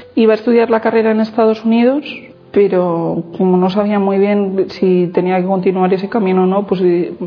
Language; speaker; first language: Spanish; native; Spanish